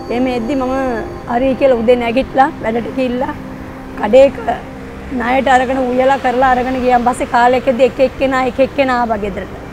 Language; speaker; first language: Sinhala; non-native, local second language; Tamil